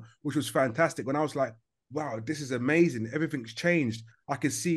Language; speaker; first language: English; native; English